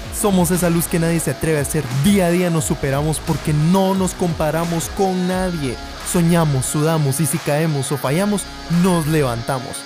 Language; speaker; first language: Spanish; native; Spanish